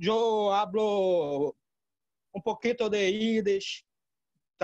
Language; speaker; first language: Spanish; non-native, learner; Portuguese